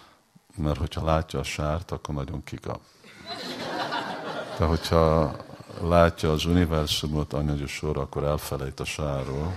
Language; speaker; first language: Hungarian; early bilingual, heritage; Hungarian